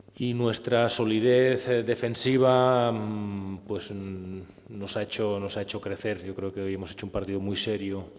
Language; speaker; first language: Spanish; non-native, local second language; Catalan